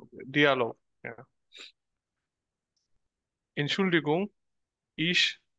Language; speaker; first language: German; non-native, learner; Bangla